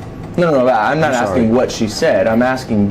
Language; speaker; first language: English; native; English